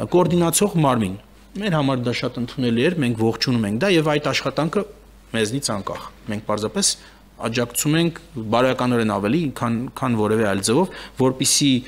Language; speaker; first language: Armenian; early bilingual, heritage; Armenian